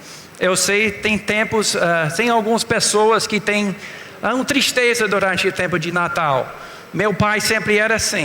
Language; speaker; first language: Portuguese; non-native, fluent; English